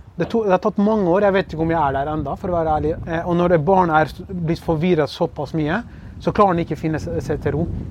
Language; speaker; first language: Norwegian; early bilingual, other home language; Kurdish